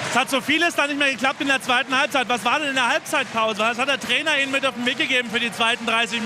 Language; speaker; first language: German; native; German